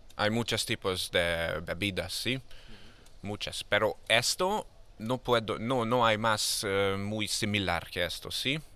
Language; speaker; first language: Spanish; non-native, learner; Hungarian